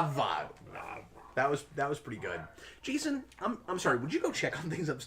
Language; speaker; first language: English; native; English